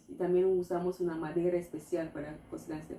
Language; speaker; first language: Spanish; non-native, fluent; English